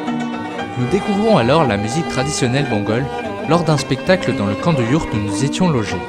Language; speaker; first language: French; native; French